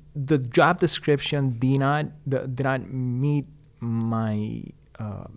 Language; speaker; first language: English; non-native, fluent; Spanish